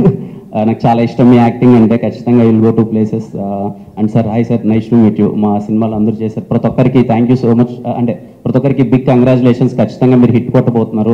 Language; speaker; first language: Telugu; native; Telugu